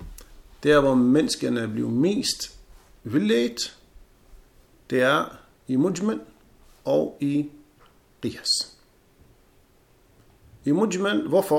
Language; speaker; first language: Danish; non-native, fluent; Arabic